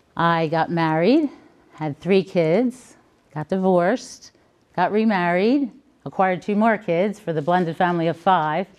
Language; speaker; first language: English; native; English